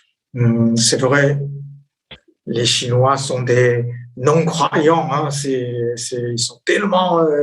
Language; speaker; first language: French; non-native, fluent; Chinese